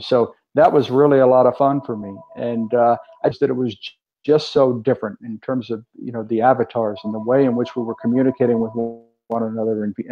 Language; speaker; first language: English; native; English